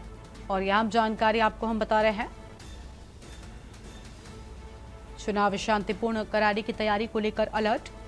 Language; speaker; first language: Hindi; native; Hindi